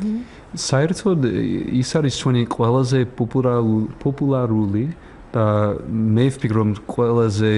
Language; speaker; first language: Georgian; non-native, learner; English